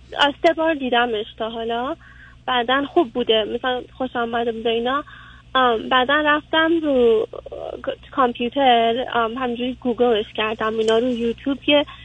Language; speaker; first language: Persian; early bilingual, heritage; Persian